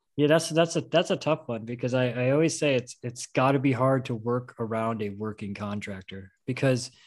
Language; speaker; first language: English; native; English